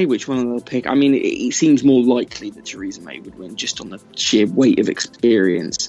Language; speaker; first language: English; native; English